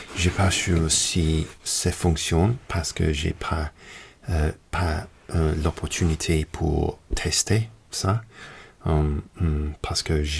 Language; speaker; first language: French; non-native, learner; English